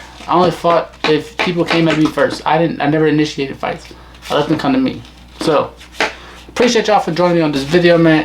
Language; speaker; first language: English; native; English